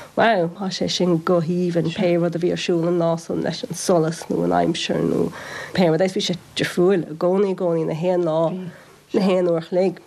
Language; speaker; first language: Irish; native; Irish